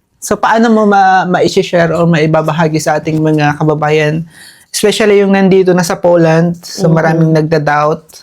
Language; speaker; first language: Filipino; native; Filipino